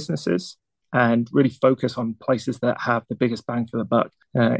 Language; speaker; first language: English; native; English